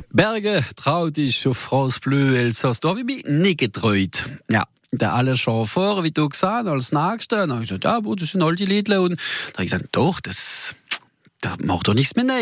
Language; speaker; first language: German; native; German